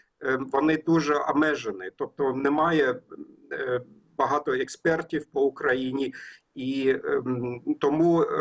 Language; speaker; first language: Ukrainian; non-native, learner; German